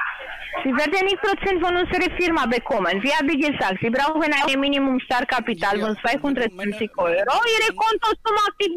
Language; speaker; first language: German; non-native, learner; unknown